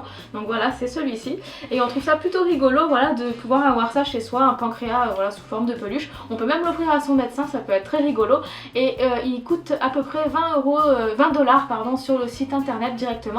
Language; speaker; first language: French; native; French